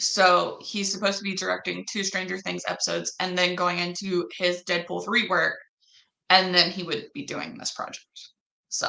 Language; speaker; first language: English; native; English